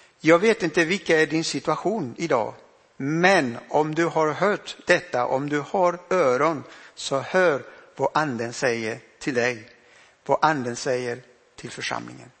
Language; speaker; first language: Swedish; non-native, fluent; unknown